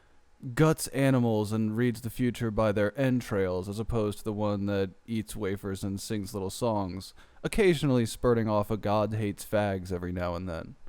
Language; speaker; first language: English; native; English